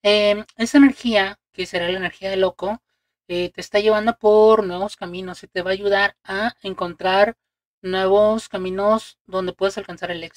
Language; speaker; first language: Spanish; native; Spanish